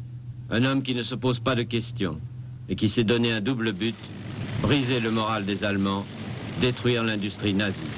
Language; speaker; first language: French; native; French